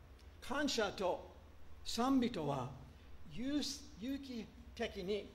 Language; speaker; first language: Japanese; non-native, fluent; English